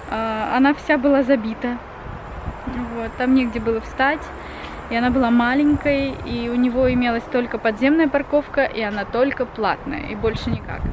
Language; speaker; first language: Russian; native; Russian